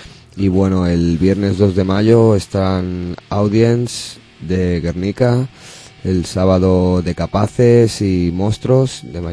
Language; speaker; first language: Spanish; non-native, learner; English